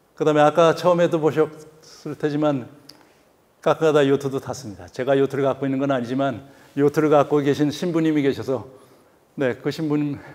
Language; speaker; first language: Korean; native; Korean